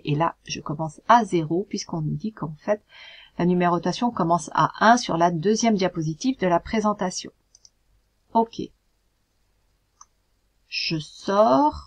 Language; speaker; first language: French; native; French